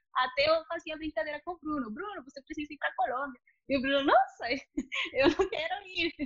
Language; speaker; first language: Portuguese; non-native, learner; Spanish